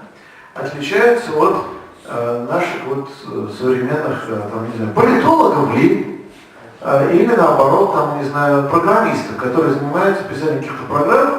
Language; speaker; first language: Russian; native; Russian